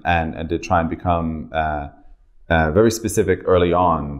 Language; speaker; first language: English; native; English